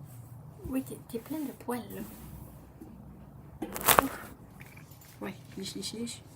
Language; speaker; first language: French; native; French